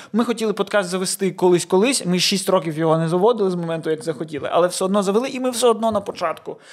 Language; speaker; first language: Ukrainian; non-native, local second language; Russian